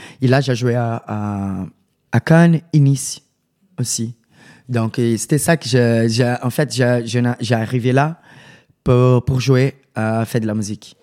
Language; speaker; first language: French; non-native, learner; Portuguese